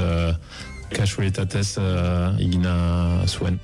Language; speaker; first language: Basque; non-native, fluent; Italian